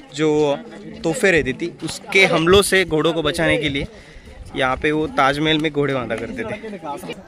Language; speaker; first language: Hindi; non-native, local second language; Marathi